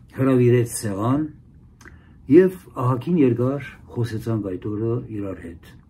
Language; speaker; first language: Armenian; early bilingual, heritage; Armenian